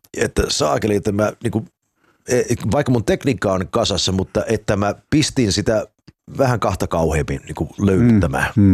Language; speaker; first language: Finnish; early bilingual, heritage; Finnish